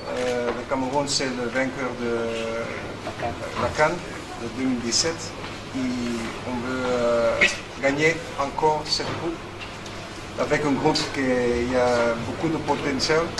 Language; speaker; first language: French; non-native, fluent; Dutch